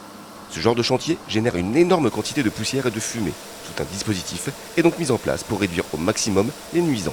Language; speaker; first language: French; native; French